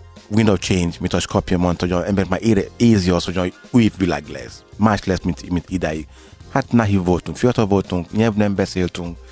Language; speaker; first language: Hungarian; non-native, learner; Yoruba